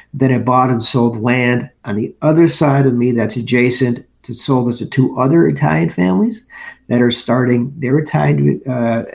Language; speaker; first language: English; native; English